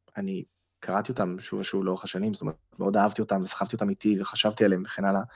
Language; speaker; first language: Hebrew; native; Hebrew